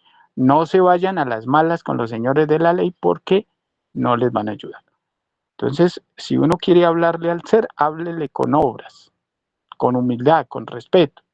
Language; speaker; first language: Spanish; native; Spanish